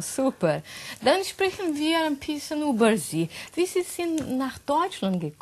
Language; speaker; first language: German; non-native, learner; Portuguese